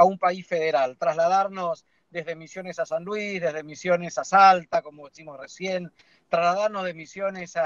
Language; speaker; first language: Spanish; native; Spanish